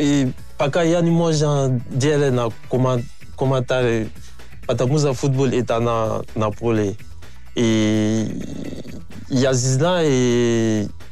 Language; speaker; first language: Russian; non-native, learner; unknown